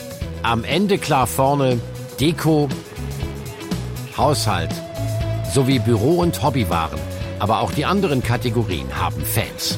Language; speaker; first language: German; native; German